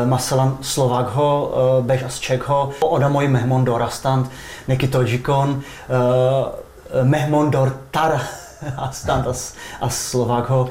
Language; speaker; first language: Persian; non-native, fluent; Czech